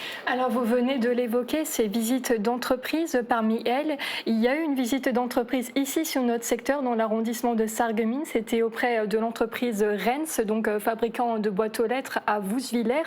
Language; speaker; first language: French; native; French